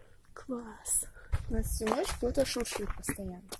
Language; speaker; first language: Russian; native; Russian